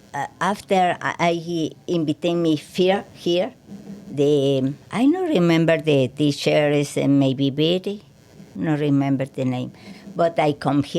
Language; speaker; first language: English; non-native, learner; Spanish